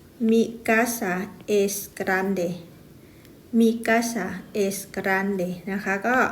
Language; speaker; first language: Spanish; non-native, fluent; Thai